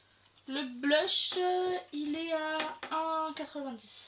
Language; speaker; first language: French; native; French